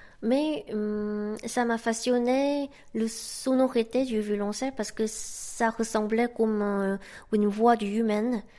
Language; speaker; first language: French; non-native, fluent; Korean